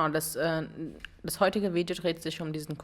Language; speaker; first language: German; early bilingual, other home language; Urdu